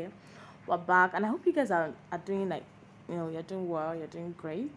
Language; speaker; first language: English; non-native, local second language; Yoruba